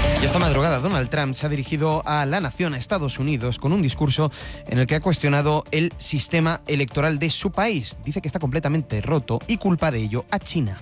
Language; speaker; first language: Spanish; native; Spanish